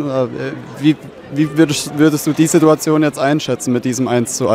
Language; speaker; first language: German; native; German